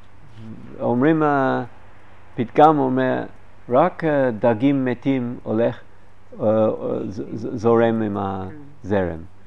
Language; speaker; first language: Hebrew; non-native, fluent; English